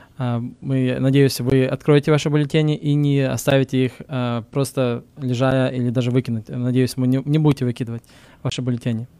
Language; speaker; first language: Russian; early bilingual, heritage; Russian